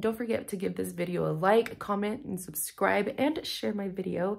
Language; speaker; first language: English; early bilingual, other home language; Spanish